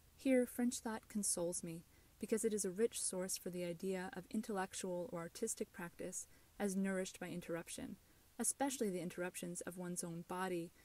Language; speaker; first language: English; native; English